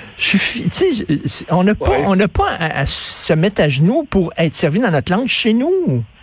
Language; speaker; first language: French; native; French